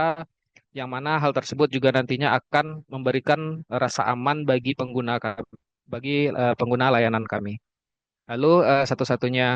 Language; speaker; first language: Indonesian; native; Indonesian